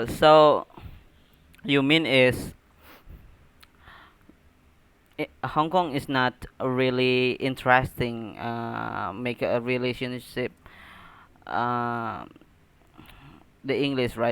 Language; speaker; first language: English; non-native, learner; Indonesian